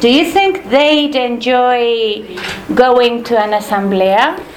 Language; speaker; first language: English; non-native, fluent; Spanish